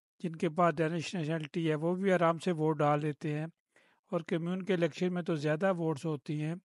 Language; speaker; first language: Urdu; non-native, local second language; Punjabi